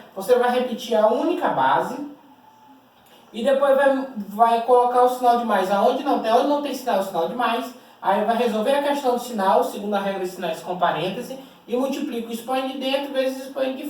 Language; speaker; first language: Portuguese; native; Portuguese